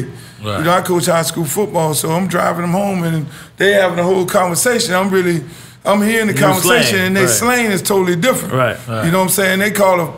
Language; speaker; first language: English; native; English